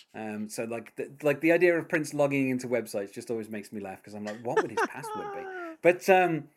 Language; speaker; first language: English; native; English